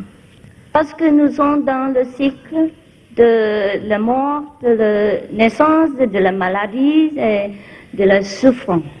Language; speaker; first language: French; non-native, fluent; Vietnamese